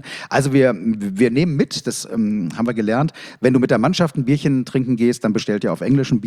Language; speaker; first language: German; native; German